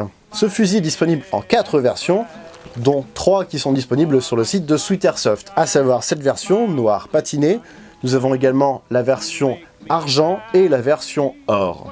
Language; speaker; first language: French; native; French